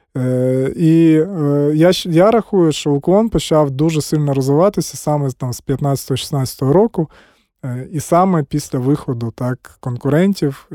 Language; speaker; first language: Ukrainian; non-native, local second language; Russian